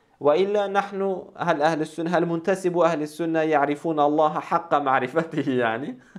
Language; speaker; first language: Arabic; non-native, fluent; Turkish